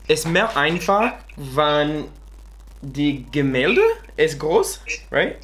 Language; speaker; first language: German; non-native, learner; English